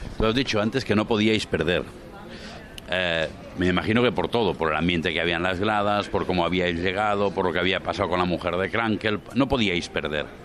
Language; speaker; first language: Spanish; non-native, local second language; Catalan